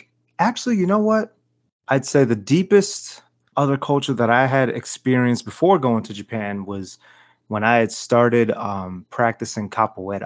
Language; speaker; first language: English; native; English